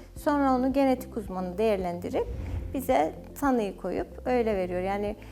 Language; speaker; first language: Turkish; native; Turkish